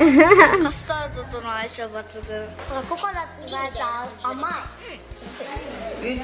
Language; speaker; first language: Japanese; native; Japanese